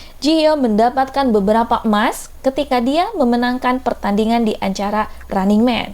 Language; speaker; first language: Indonesian; native; Indonesian